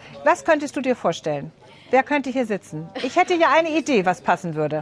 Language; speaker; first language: German; native; German